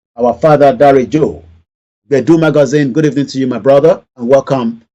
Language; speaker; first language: English; non-native, local second language; Yoruba